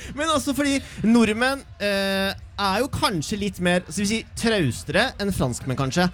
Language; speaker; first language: Norwegian; native; Norwegian